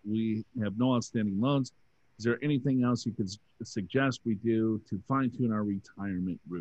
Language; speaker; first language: English; native; English